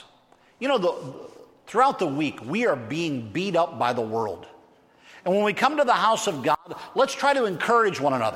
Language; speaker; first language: English; native; English